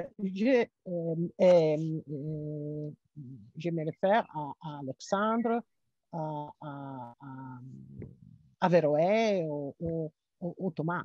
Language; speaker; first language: French; non-native, fluent; Italian